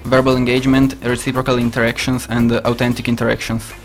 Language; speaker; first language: English; non-native, learner; Italian